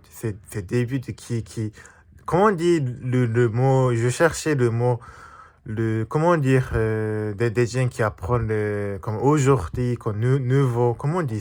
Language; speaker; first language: French; non-native, learner; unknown